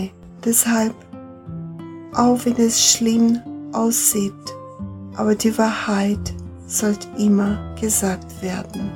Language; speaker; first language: German; non-native, fluent; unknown